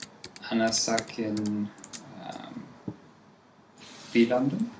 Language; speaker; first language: Arabic; non-native, learner; English